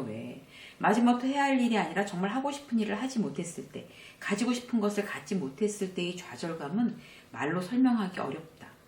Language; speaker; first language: Korean; native; Korean